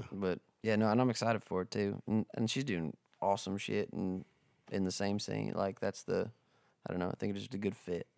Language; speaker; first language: English; native; English